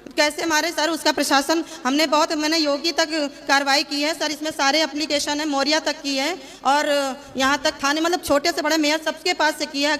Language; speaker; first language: Hindi; native; Hindi